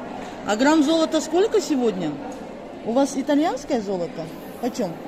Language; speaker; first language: Russian; non-native, local second language; Kazakh